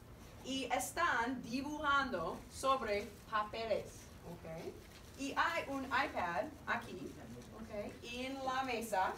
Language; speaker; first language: Spanish; non-native, fluent; English